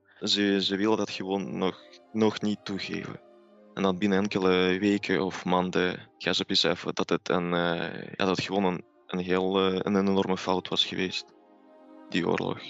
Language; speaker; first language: Dutch; non-native, fluent; Russian